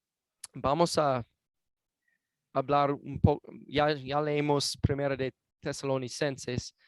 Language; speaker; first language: Spanish; non-native, fluent; English